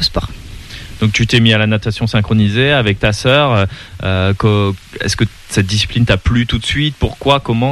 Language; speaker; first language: French; native; French